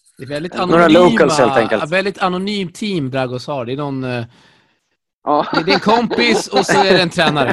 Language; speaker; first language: Swedish; native; Swedish